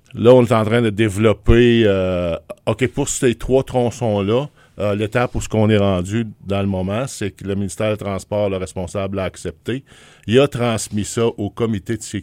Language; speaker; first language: French; native; French